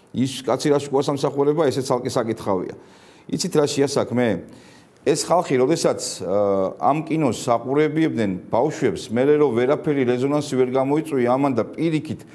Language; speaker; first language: Georgian; native; Georgian